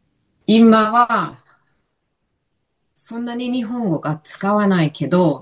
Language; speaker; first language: Japanese; non-native, fluent; English